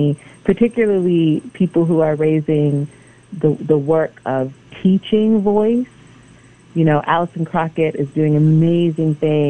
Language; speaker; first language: English; native; English